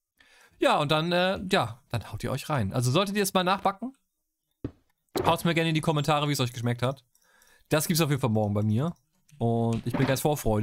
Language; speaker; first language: German; native; German